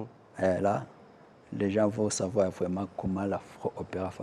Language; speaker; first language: French; non-native, local second language; Kinyarwanda